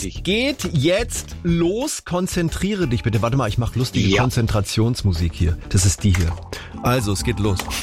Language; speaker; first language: German; native; German